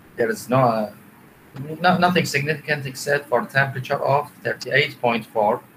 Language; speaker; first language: English; non-native, fluent; Arabic